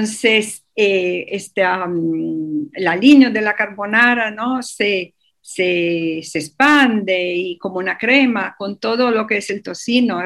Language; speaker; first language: Spanish; non-native, fluent; Italian